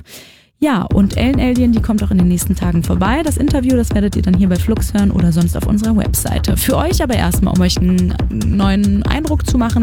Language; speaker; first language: German; native; German